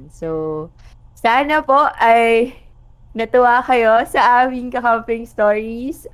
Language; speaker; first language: Filipino; non-native, local second language; Bikol